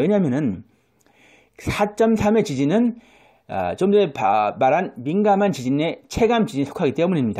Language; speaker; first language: Korean; native; Korean